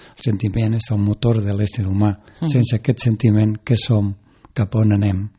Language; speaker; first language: Catalan; non-native, local second language; Spanish